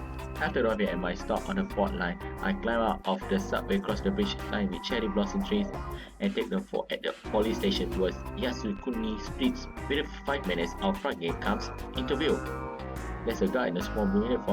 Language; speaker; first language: English; non-native, local second language; Malay